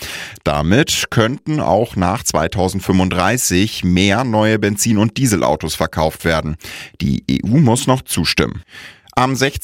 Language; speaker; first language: German; native; German